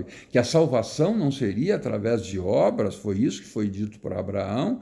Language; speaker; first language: Portuguese; native; Portuguese